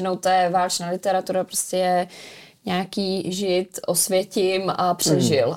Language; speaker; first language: Czech; native; Czech